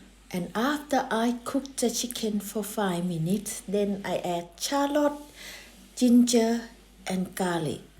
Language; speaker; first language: English; non-native, learner; Thai